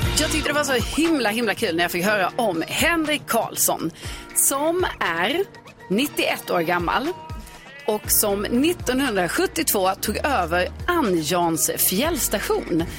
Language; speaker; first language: Swedish; native; Swedish